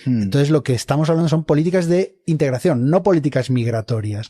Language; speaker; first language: Spanish; native; Spanish